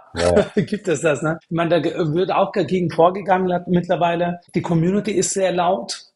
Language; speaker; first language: German; native; German